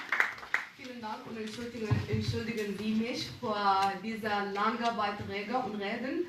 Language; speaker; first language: German; non-native, learner; Arabic